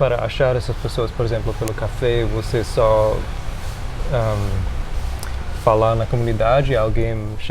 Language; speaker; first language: Portuguese; non-native, fluent; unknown